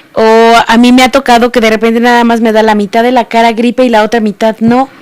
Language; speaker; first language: Spanish; native; Spanish